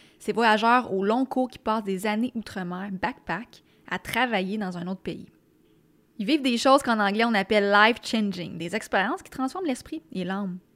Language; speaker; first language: French; native; French